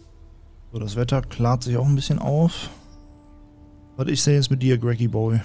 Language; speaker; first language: German; native; German